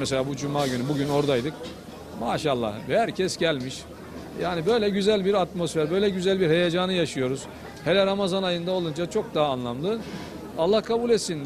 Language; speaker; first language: Turkish; native; Turkish